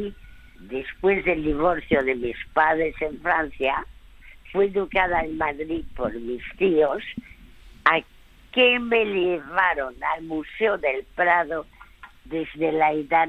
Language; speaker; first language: Spanish; early bilingual, other home language; French